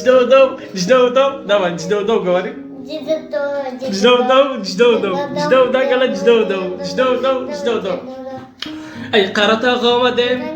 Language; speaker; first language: Russian; non-native, local second language; Tajik